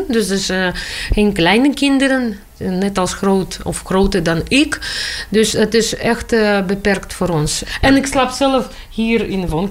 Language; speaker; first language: Dutch; non-native, learner; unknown